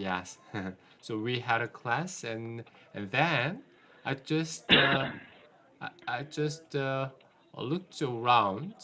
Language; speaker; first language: English; non-native, learner; Korean